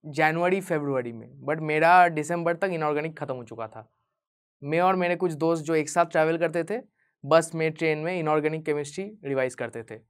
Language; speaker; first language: Hindi; non-native, local second language; Bangla